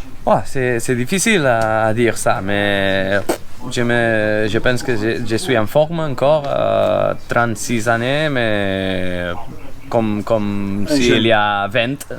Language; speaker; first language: French; non-native, fluent; Spanish